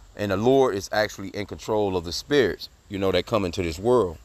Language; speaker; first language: English; native; English